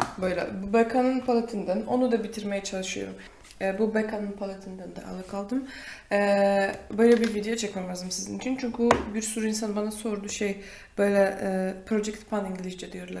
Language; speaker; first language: Turkish; non-native, fluent; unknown